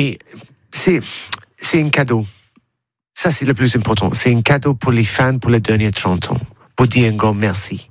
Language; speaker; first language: French; non-native, learner; English